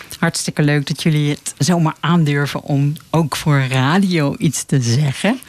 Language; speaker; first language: Dutch; native; Dutch